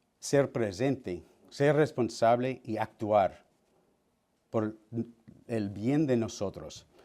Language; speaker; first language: Spanish; early bilingual, heritage; Spanish